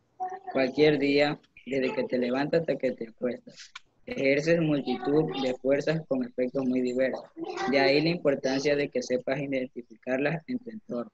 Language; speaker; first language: Spanish; native; Spanish